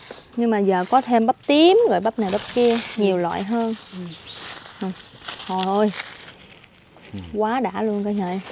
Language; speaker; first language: Vietnamese; native; Vietnamese